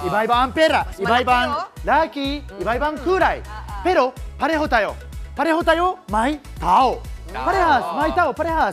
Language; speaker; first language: Filipino; non-native, learner; Japanese